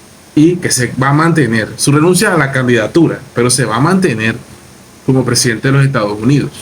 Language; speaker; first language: Spanish; native; Spanish